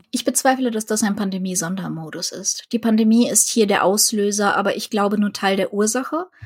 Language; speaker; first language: German; early bilingual, other home language; Russian